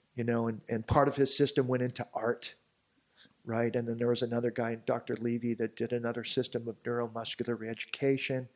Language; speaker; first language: English; native; English